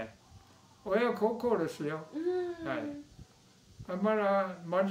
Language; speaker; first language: Japanese; non-native, local second language; Min Nan Chinese